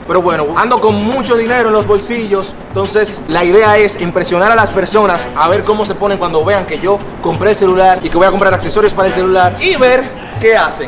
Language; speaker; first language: Spanish; native; Spanish